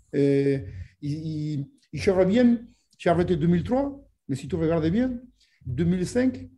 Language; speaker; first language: French; non-native, fluent; Spanish